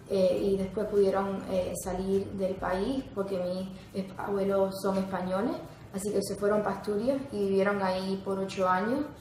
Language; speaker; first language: Spanish; early bilingual, heritage; Spanish